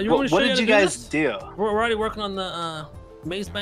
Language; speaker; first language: English; native; English